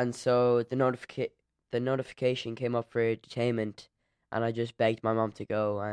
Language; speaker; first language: English; native; English